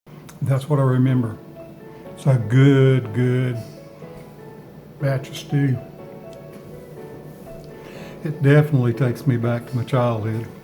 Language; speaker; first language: English; native; English